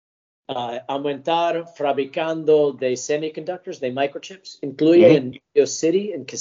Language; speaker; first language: Spanish; early bilingual, heritage; English